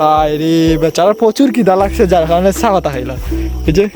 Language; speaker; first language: Bangla; non-native, local second language; Sylheti